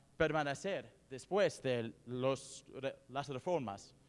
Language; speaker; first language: Spanish; non-native, learner; English